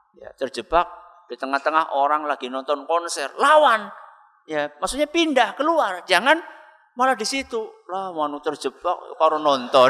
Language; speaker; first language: Indonesian; non-native, local second language; Javanese